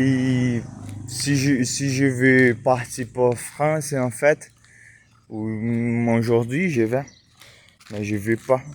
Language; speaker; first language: French; non-native, learner; Portuguese